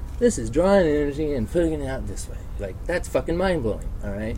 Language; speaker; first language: English; native; English